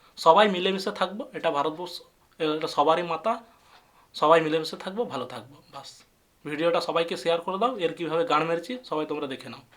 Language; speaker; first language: Bangla; non-native, local second language; Santali